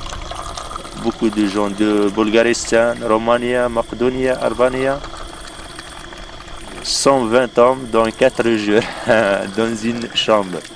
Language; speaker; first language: French; non-native, learner; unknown